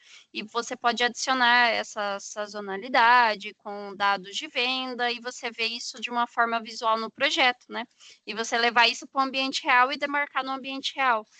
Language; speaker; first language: Portuguese; native; Portuguese